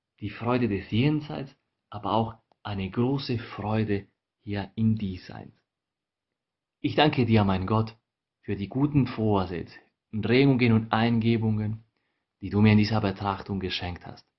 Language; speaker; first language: German; non-native, fluent; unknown